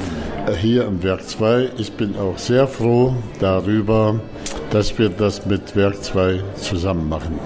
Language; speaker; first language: German; non-native, fluent; Arabic